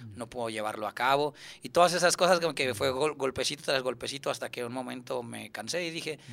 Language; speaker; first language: Spanish; native; Spanish